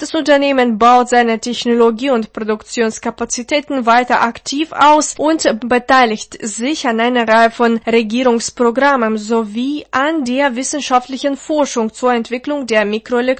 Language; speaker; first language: German; non-native, fluent; Russian